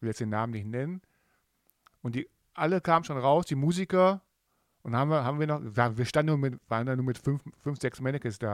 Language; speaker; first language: German; native; German